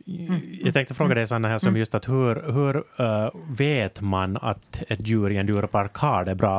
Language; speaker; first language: Swedish; native; Swedish